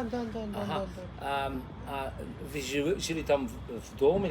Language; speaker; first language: Russian; non-native, learner; Dutch